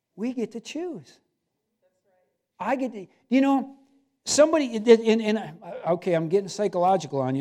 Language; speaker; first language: English; native; English